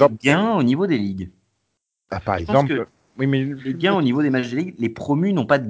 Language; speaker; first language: French; native; French